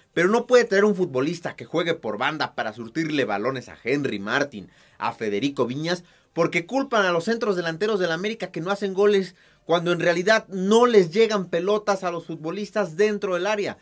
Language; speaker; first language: Spanish; native; Spanish